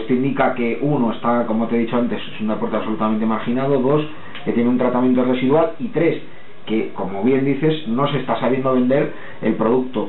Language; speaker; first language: Spanish; native; Spanish